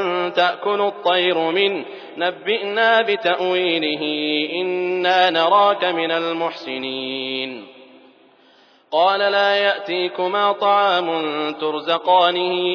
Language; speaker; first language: Arabic; native; Arabic